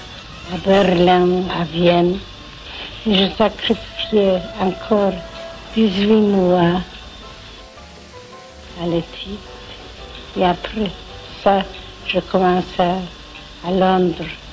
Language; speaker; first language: French; non-native, fluent; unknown